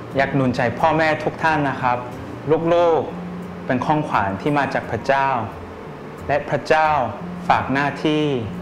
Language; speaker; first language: Thai; non-native, fluent; Korean